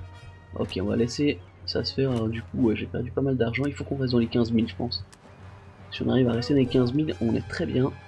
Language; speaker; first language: French; native; French